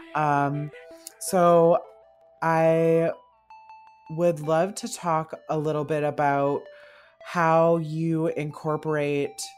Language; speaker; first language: English; native; English